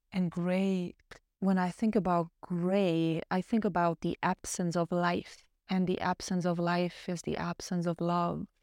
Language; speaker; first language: English; non-native, fluent; German